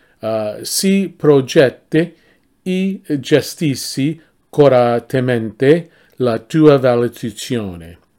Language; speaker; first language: Italian; non-native, learner; English